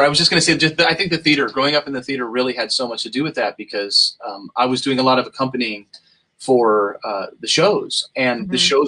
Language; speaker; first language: English; native; English